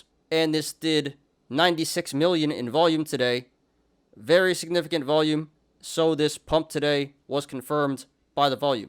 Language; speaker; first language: English; native; English